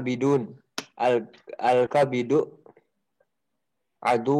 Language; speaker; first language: Arabic; non-native, learner; Indonesian